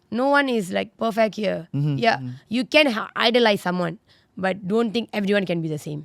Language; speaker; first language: English; non-native, local second language; Tamil